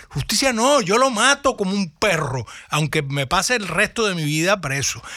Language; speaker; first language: Spanish; native; Spanish